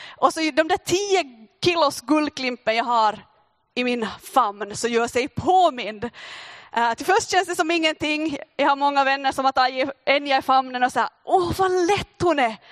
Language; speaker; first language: Swedish; native; Swedish